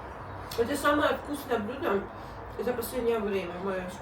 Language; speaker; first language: Russian; native; Russian